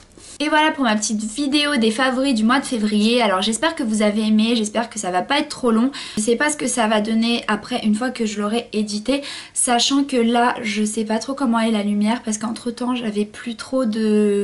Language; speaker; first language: French; native; French